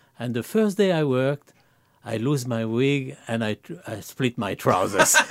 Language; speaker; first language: English; non-native, fluent; French